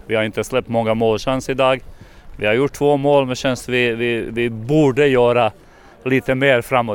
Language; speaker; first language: Swedish; non-native, fluent; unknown